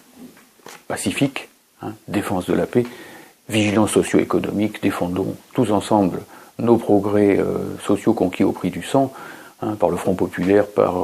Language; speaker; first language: French; native; French